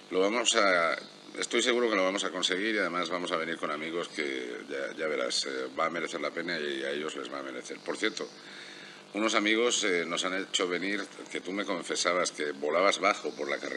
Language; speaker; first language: Spanish; native; Spanish